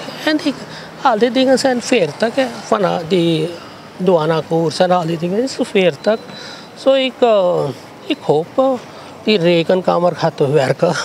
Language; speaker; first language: Dutch; non-native, local second language; Sranan Tongo